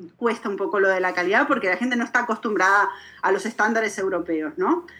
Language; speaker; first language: Spanish; native; Spanish